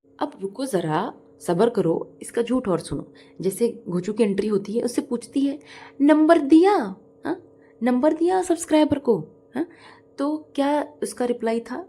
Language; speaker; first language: Hindi; native; Hindi